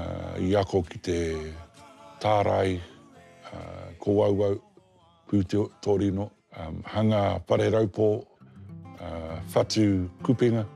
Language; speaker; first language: Māori; non-native, local second language; English